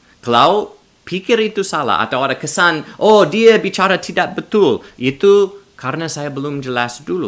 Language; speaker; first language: Indonesian; non-native, learner; English